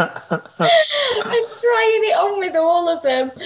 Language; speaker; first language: English; native; English